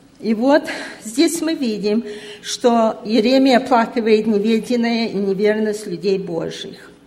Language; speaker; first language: Russian; early bilingual, heritage; Russian